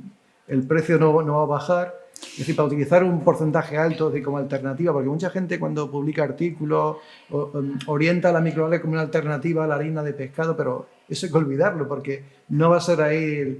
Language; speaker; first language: Spanish; native; Spanish